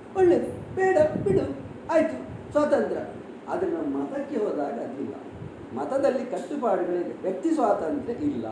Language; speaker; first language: Kannada; native; Kannada